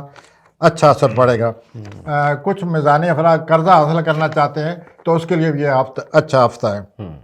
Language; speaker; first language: Urdu; native; Urdu